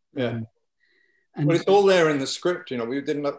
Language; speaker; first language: English; native; English